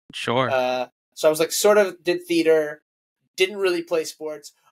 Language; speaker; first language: English; native; English